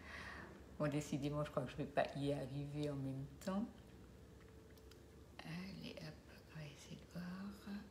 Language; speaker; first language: French; native; French